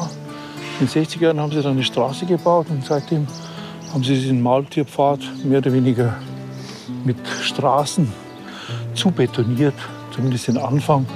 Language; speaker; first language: German; native; German